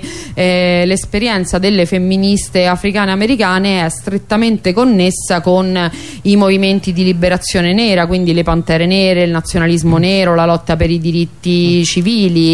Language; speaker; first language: Italian; native; Italian